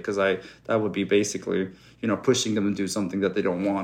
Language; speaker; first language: English; non-native, fluent; Swedish